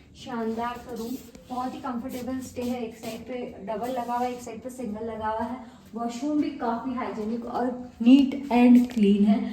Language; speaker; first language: Hindi; native; Hindi